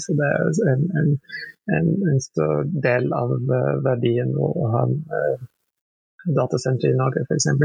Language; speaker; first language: Norwegian; non-native, fluent; English